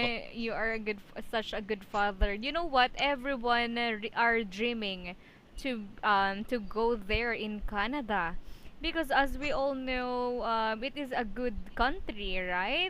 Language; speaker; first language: English; non-native, fluent; Filipino